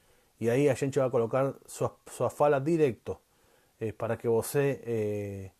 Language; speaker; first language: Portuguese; non-native, learner; Spanish